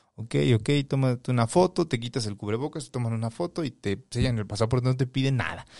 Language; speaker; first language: Spanish; native; Spanish